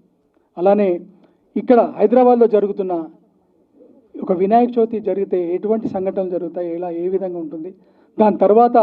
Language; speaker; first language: Telugu; native; Telugu